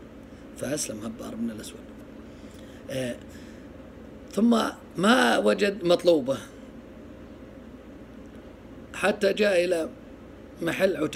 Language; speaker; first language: Arabic; native; Arabic